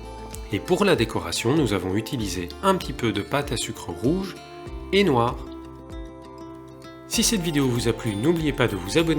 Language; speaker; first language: French; native; French